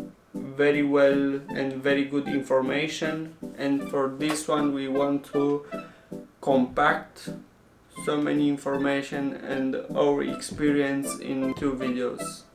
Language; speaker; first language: English; non-native, learner; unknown